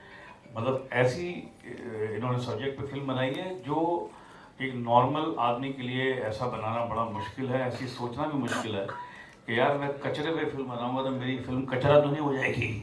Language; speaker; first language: Hindi; native; Hindi